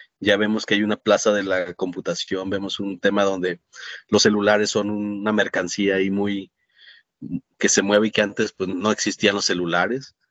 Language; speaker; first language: Spanish; native; Spanish